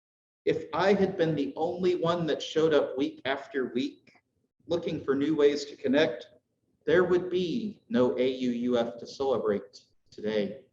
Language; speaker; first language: English; native; English